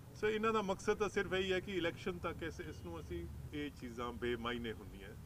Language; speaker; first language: Punjabi; native; Punjabi